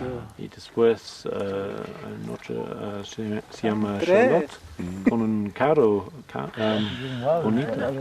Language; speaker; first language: Spanish; non-native, learner; English